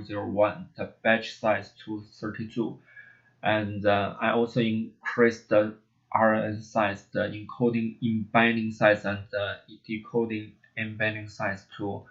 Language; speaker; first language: English; non-native, learner; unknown